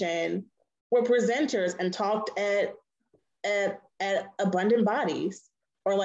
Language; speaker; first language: English; native; English